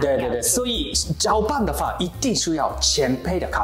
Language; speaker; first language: Chinese; non-native, learner; Japanese